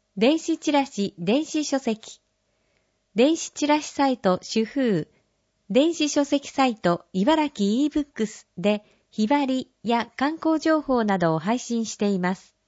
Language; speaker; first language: Japanese; native; Japanese